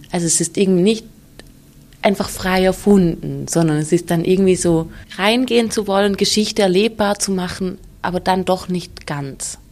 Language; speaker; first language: German; native; German